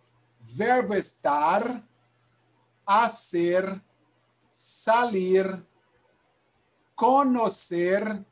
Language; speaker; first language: Spanish; non-native, learner; Portuguese